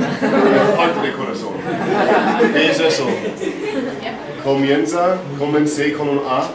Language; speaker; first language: Spanish; non-native, learner; English